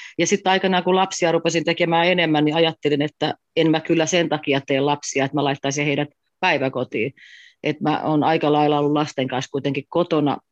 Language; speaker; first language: Finnish; native; Finnish